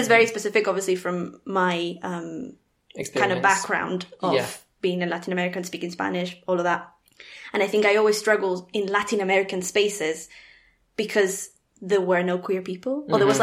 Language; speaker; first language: English; non-native, fluent; Spanish